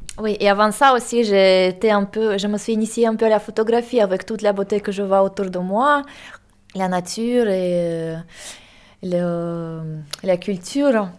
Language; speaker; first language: French; non-native, fluent; Russian